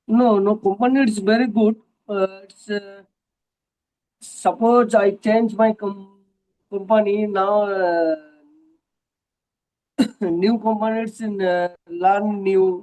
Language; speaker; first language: English; non-native, local second language; Hindi